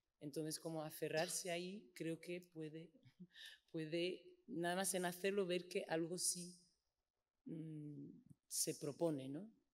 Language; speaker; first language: Spanish; non-native, fluent; English